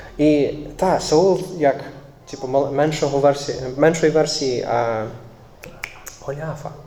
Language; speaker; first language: Ukrainian; non-native, fluent; English